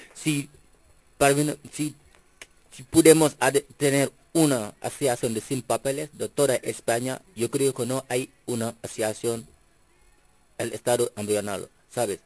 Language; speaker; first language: Spanish; non-native, fluent; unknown